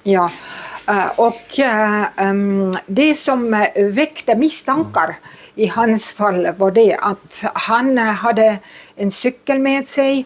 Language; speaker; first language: Swedish; non-native, fluent; Estonian